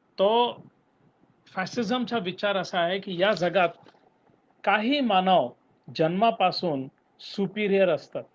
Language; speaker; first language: Marathi; non-native, local second language; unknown